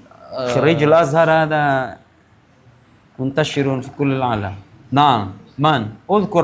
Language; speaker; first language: Arabic; non-native, fluent; Indonesian